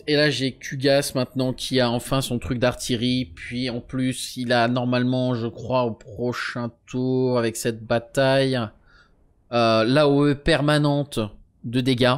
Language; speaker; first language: French; native; French